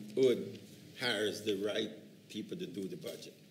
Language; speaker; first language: English; native; English